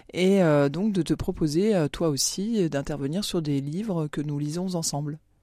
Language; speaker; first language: French; native; French